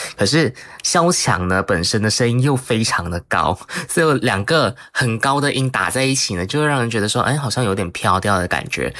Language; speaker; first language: Chinese; native; Chinese